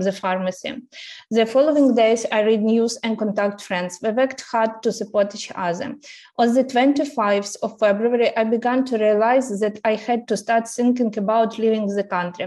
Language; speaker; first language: English; non-native, fluent; Ukrainian